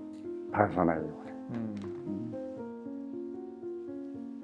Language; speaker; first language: Japanese; native; Japanese